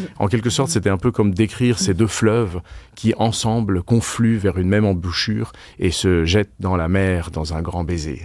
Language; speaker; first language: French; non-native, fluent; Spanish